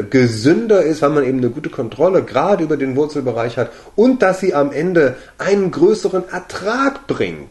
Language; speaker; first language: German; native; German